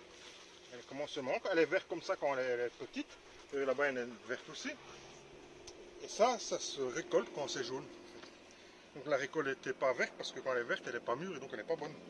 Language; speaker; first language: French; native; French